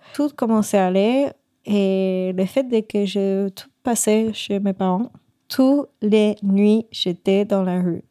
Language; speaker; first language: French; non-native, fluent; Spanish